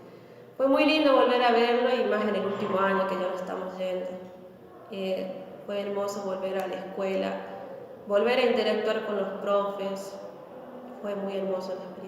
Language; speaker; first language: Spanish; native; Spanish